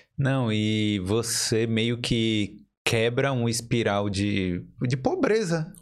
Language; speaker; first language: Portuguese; native; Portuguese